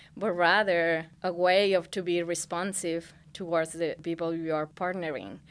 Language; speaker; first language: English; non-native, fluent; Spanish